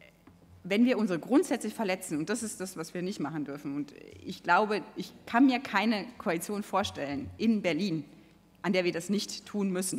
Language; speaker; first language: German; native; German